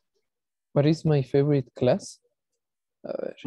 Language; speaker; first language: English; non-native, fluent; Spanish